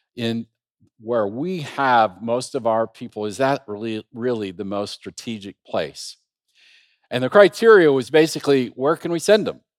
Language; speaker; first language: English; native; English